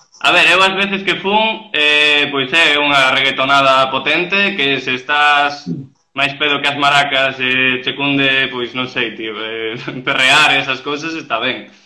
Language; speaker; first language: Galician; non-native, local second language; Spanish